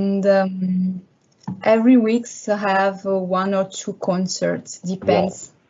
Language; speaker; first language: English; non-native, learner; French